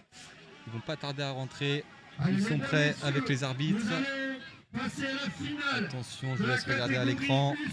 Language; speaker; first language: French; native; French